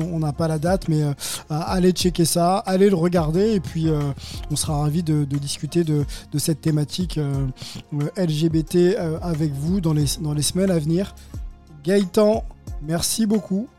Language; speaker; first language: French; native; French